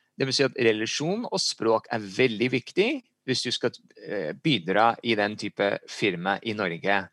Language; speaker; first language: Norwegian; early bilingual, heritage; English